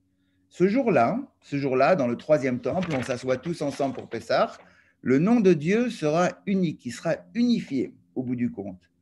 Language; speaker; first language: French; native; French